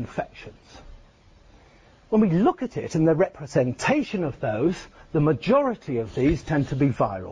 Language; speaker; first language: English; native; English